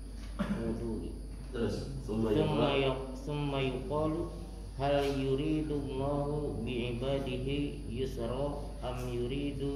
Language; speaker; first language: Arabic; non-native, learner; Indonesian